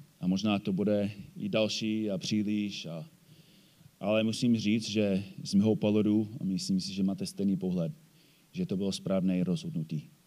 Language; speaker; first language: Czech; native; Czech